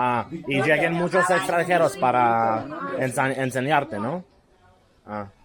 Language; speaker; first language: Spanish; non-native, learner; English